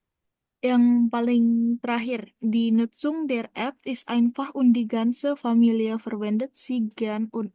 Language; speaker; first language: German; non-native, learner; Indonesian